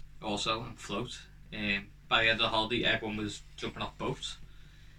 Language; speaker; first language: English; native; English